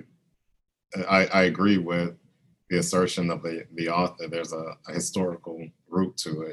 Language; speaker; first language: English; native; English